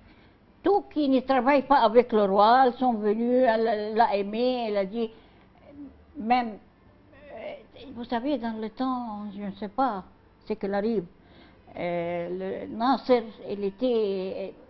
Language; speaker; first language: French; non-native, learner; Arabic